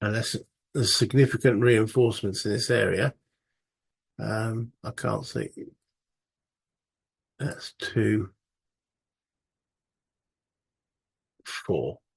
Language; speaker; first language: English; native; English